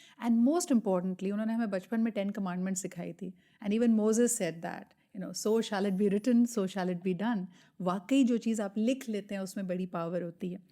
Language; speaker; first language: Urdu; native; Urdu